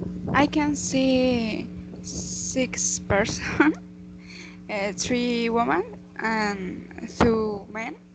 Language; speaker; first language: English; non-native, learner; Spanish